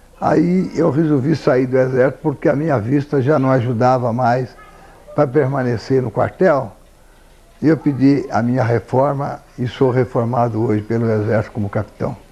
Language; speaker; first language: Portuguese; native; Portuguese